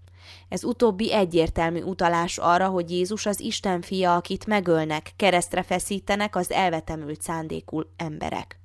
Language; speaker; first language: Hungarian; native; Hungarian